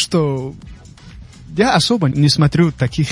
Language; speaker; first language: Russian; non-native, local second language; Tajik